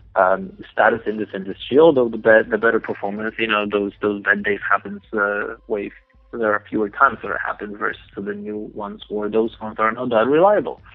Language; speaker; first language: English; non-native, fluent; Polish